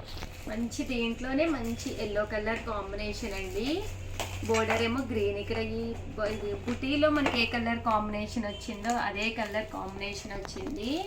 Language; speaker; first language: Telugu; native; Telugu